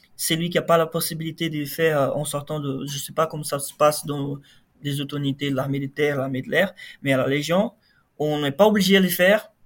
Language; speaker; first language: French; non-native, fluent; Portuguese